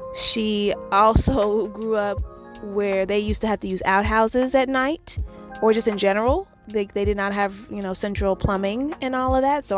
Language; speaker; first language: English; native; English